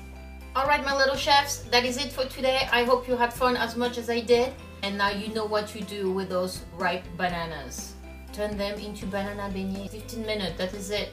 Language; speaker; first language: English; non-native, fluent; French